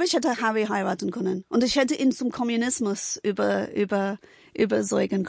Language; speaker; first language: German; non-native, fluent; English